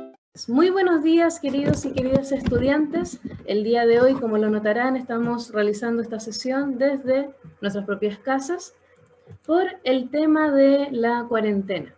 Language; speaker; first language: Spanish; native; Spanish